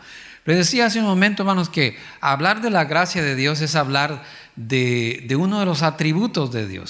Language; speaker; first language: Spanish; native; Spanish